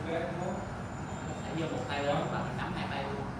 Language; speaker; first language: Vietnamese; native; Vietnamese